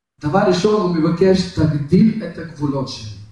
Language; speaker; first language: Hebrew; non-native, fluent; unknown